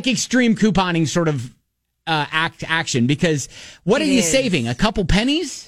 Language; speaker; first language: English; native; English